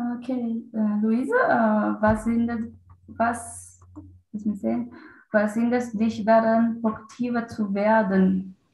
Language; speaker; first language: German; non-native, learner; Portuguese